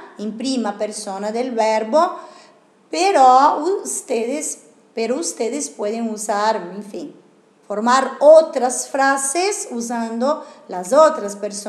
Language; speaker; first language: Spanish; non-native, fluent; Portuguese